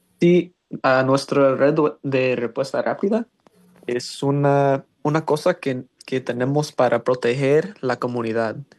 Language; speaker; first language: Spanish; non-native, learner; English